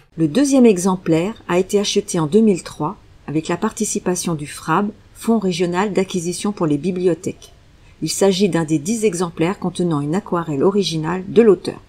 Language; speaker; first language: French; native; French